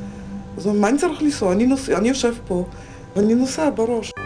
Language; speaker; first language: Hebrew; native; Hebrew